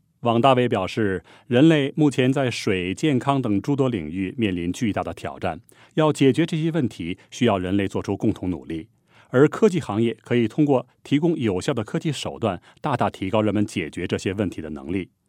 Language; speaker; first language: Chinese; native; Chinese